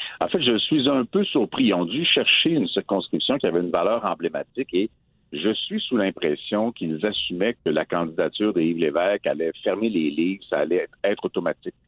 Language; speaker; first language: French; native; French